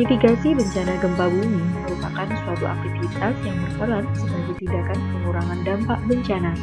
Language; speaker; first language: Indonesian; native; Indonesian